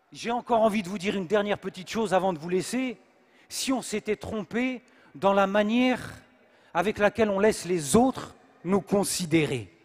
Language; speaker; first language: French; native; French